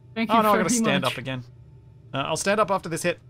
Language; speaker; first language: English; native; English